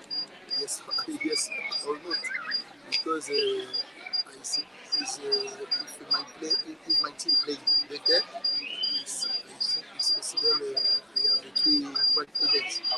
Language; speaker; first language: English; non-native, learner; French